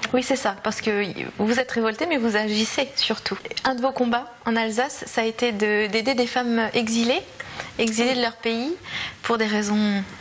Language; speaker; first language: French; native; French